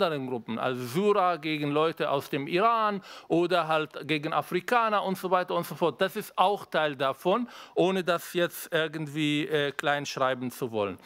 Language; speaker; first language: German; non-native, fluent; Arabic